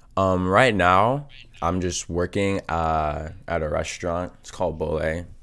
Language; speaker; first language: English; native; English